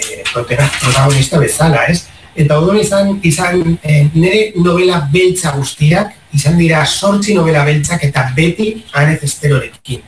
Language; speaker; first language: Basque; non-native, local second language; Spanish